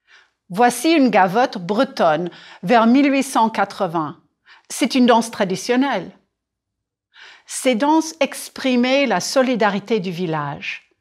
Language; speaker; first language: French; non-native, fluent; English